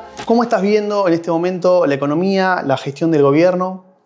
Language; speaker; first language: Spanish; native; Spanish